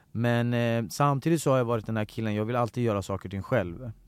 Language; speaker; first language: Swedish; early bilingual, other home language; Persian